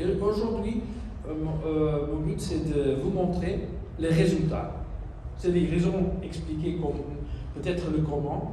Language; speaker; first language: French; non-native, learner; Spanish